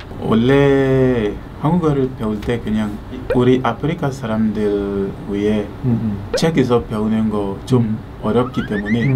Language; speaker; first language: Korean; non-native, learner; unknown